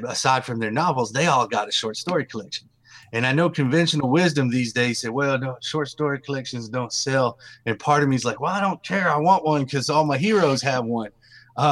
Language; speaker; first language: English; native; English